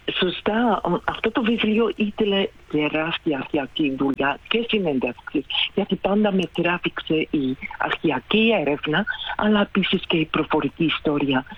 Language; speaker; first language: Greek; non-native, fluent; Dutch